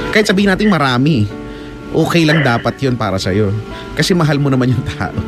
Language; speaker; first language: Filipino; native; Filipino